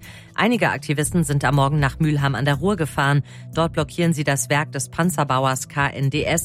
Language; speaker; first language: German; native; German